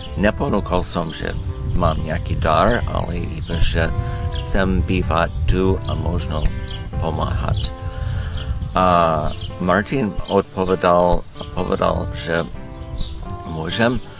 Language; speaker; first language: Slovak; non-native, learner; English